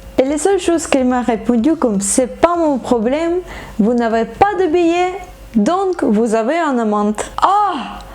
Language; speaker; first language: French; non-native, fluent; Ukrainian